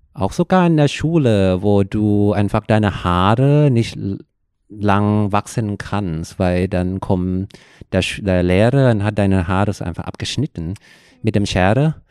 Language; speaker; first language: German; non-native, fluent; Thai